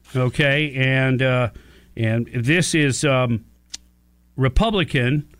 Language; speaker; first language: English; native; English